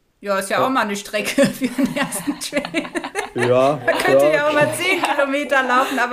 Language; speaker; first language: German; native; German